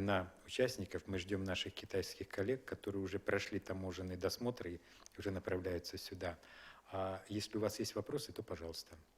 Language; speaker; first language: Russian; native; Russian